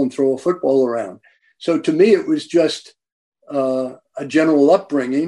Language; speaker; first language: English; native; English